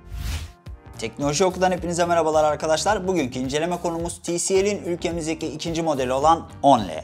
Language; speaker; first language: Turkish; native; Turkish